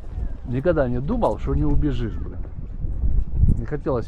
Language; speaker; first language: Russian; native; Russian